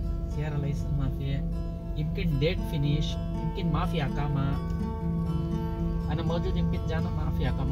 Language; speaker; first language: Arabic; non-native, learner; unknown